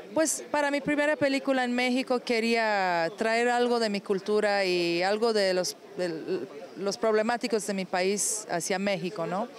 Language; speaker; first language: Spanish; non-native, fluent; Persian